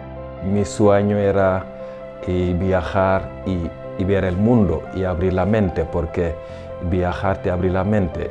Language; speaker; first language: Spanish; non-native, fluent; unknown